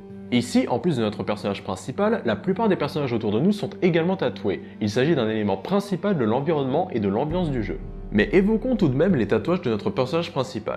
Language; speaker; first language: French; native; French